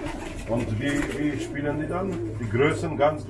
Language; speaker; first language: German; non-native, fluent; Polish